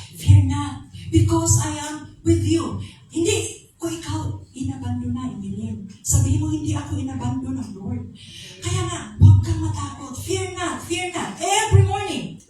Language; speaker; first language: Filipino; non-native, local second language; Cebuano